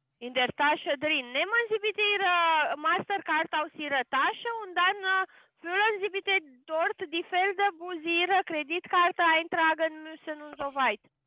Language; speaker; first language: German; non-native, learner; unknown